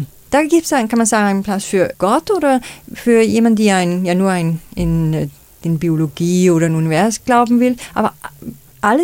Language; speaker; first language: German; non-native, fluent; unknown